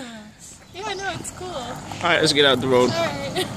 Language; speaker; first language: English; native; English